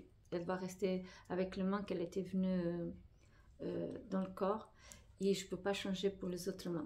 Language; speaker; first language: French; non-native, fluent; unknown